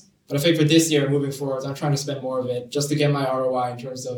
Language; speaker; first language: English; non-native, local second language; Cantonese